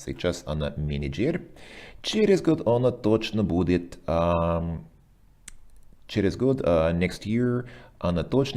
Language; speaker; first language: Russian; non-native, fluent; English